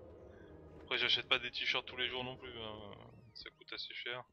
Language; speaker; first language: French; native; French